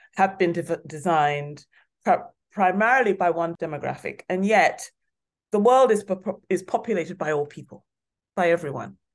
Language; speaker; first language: English; non-native, local second language; Yoruba